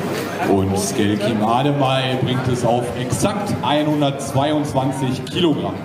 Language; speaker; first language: German; native; German